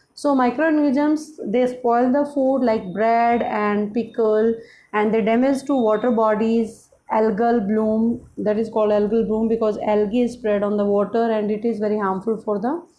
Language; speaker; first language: English; non-native, local second language; Hindi